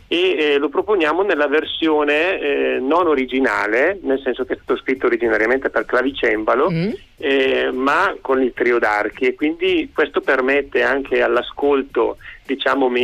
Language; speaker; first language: Italian; native; Italian